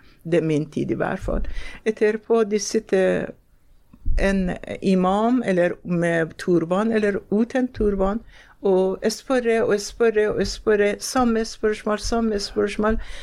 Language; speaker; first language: Norwegian; non-native, fluent; Persian